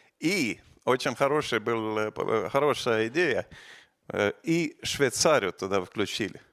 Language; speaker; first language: Russian; non-native, fluent; Estonian